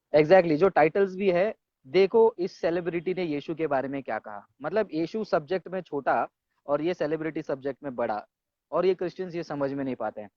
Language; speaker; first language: Hindi; non-native, local second language; Tamil